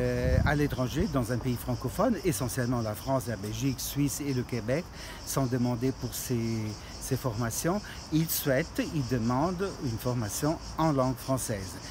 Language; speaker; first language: French; non-native, fluent; Portuguese